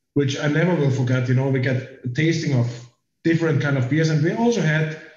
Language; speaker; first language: English; non-native, fluent; German